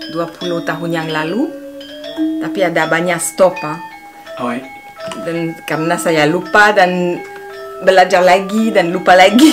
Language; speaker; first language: Indonesian; non-native, learner; French